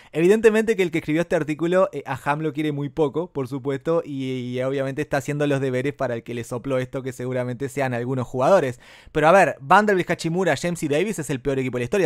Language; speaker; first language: Spanish; native; Spanish